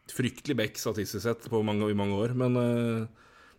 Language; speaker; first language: Norwegian; native; Norwegian